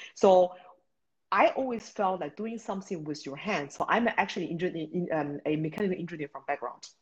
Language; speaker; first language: English; non-native, fluent; Chinese